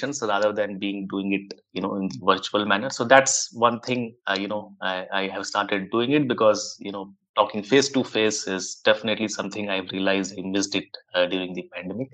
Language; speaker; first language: English; non-native, local second language; Hindi